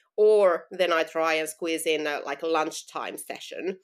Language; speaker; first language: English; non-native, fluent; Finnish